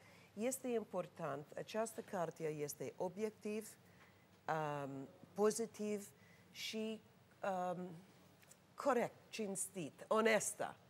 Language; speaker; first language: Romanian; non-native, learner; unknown